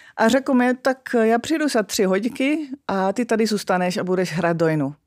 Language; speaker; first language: Czech; non-native, fluent; Dutch